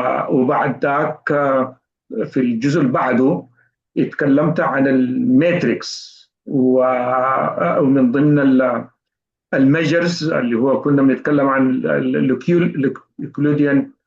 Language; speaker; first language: Arabic; native; Arabic